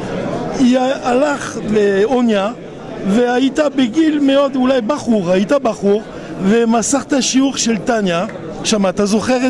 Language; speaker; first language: Hebrew; non-native, learner; French